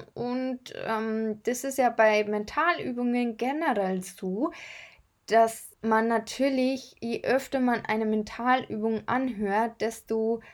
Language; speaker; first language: German; native; German